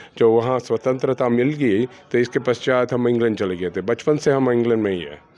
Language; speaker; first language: Hindi; non-native, fluent; Gujarati